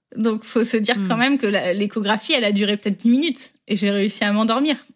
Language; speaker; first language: French; native; French